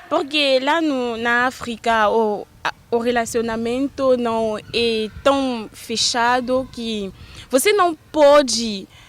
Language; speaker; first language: Portuguese; non-native, fluent; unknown